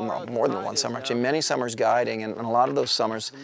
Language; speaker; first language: English; native; English